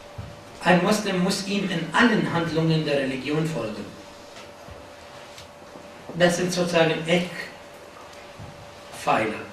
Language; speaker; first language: German; non-native, fluent; Arabic